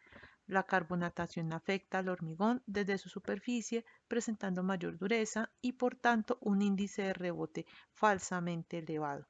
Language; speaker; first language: Spanish; native; Spanish